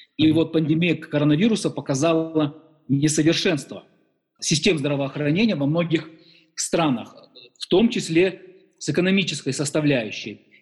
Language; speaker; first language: Russian; native; Russian